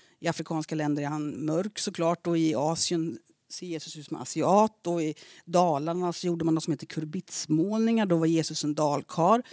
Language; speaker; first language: Swedish; native; Swedish